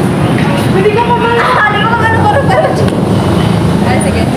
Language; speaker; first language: Filipino; non-native, local second language; Cebuano